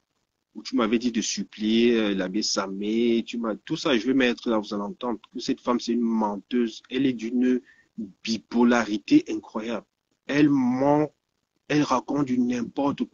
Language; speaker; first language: French; native; French